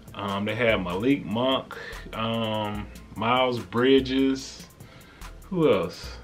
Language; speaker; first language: English; native; English